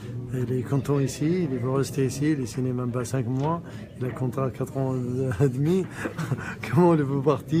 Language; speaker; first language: French; non-native, learner; Arabic